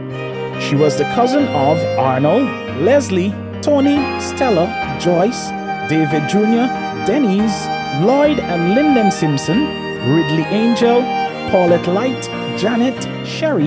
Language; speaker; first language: English; native; English